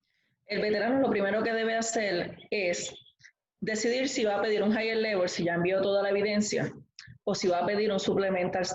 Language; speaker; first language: Spanish; native; Spanish